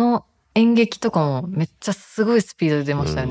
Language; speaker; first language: Japanese; native; Japanese